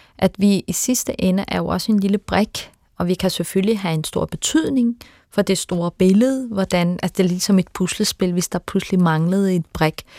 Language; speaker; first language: Danish; early bilingual, other home language; Turkish